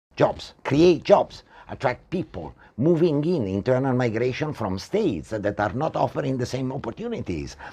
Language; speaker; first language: English; non-native, fluent; Italian